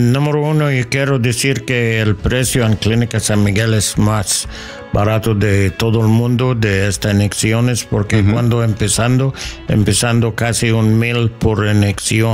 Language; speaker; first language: Spanish; non-native, learner; English